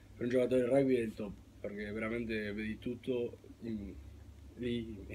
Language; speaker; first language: Italian; non-native, learner; Spanish